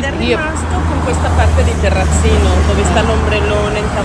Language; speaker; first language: Italian; native; Italian